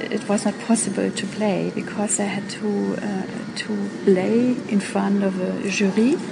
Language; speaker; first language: English; non-native, learner; German